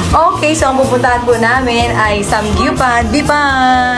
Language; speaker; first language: Filipino; native; Filipino